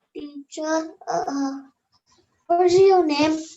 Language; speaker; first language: English; non-native, learner; Urdu